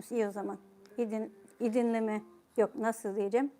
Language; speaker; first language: Turkish; non-native, fluent; Ukrainian